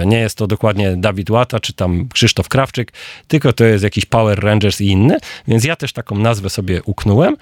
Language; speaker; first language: Polish; native; Polish